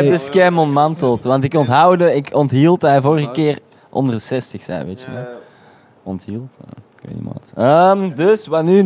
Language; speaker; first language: Dutch; native; Dutch